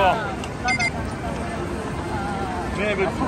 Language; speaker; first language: Japanese; native; Japanese